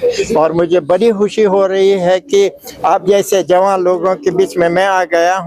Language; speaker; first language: Hindi; non-native, fluent; Uzbek